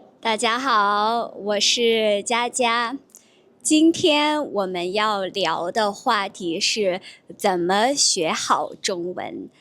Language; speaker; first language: Chinese; native; Chinese